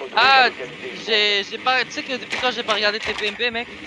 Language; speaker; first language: French; native; French